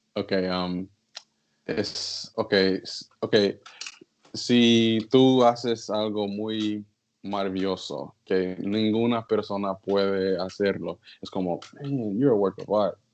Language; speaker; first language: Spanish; non-native, learner; English